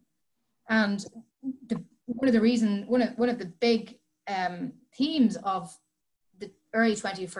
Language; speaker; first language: English; native; English